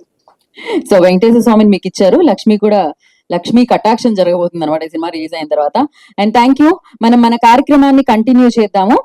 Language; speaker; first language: Telugu; native; Telugu